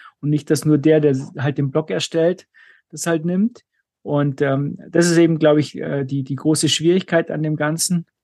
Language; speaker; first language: German; native; German